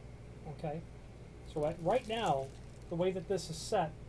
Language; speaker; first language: English; native; English